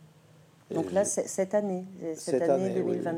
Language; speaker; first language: French; native; French